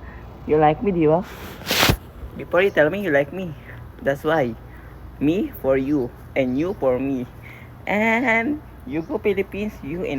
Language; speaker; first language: English; non-native, learner; Filipino